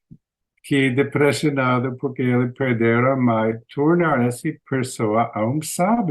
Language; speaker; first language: Portuguese; non-native, learner; English